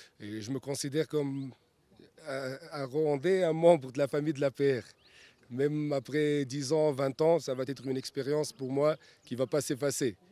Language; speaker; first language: French; non-native, local second language; Arabic